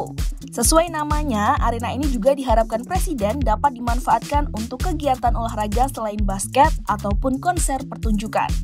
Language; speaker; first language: Indonesian; native; Indonesian